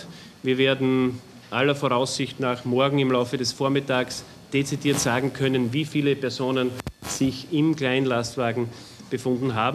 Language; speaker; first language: German; native; German